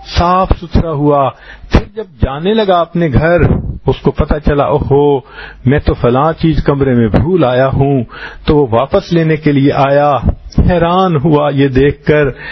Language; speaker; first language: Urdu; native; Urdu